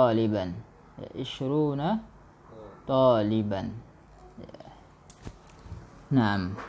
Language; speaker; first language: Arabic; non-native, fluent; Indonesian